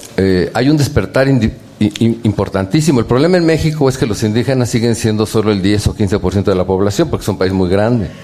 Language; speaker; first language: Spanish; native; Spanish